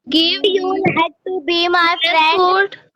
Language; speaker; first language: English; non-native, learner; Hindi